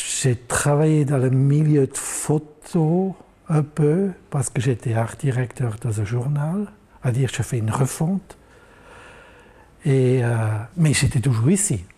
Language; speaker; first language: French; non-native, local second language; German